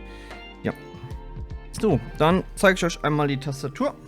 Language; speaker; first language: German; native; German